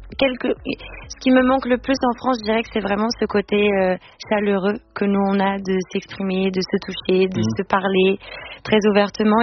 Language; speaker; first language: French; non-native, fluent; Portuguese